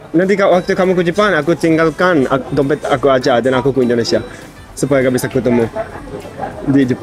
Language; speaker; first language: Indonesian; non-native, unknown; Japanese